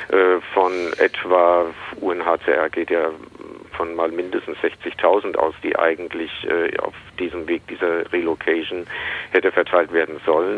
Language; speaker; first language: German; native; German